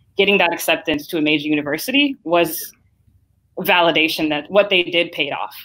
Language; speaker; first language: English; early bilingual, other home language; Haitian Creole